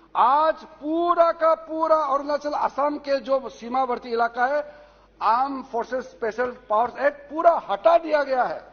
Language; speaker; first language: Hindi; non-native, local second language; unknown